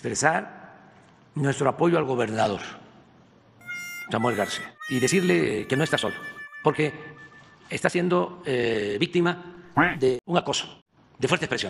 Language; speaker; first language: Spanish; native; Spanish